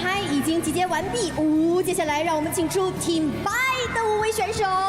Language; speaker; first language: Chinese; native; Chinese